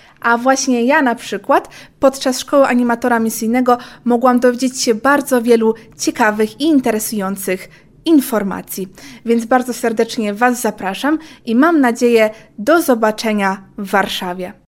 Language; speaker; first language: Polish; native; Polish